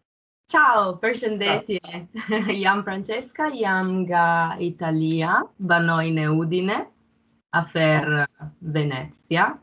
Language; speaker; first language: Albanian; non-native, learner; Italian